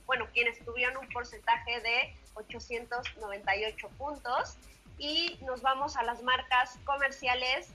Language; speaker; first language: Spanish; native; Spanish